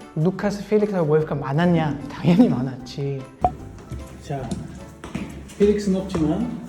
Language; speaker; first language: Korean; non-native, fluent; German